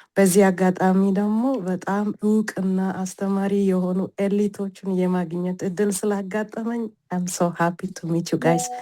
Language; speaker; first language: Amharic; non-native, local second language; Wolaytta